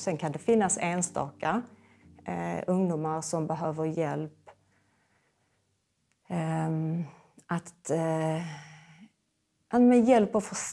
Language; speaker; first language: Swedish; native; Swedish